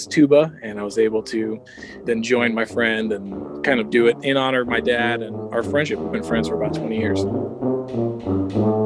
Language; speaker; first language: English; native; English